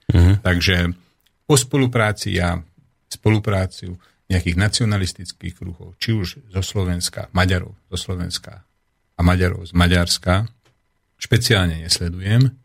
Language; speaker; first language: Slovak; non-native, local second language; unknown